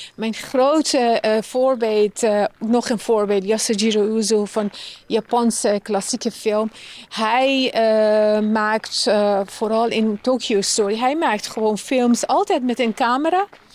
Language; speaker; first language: Dutch; non-native, fluent; Persian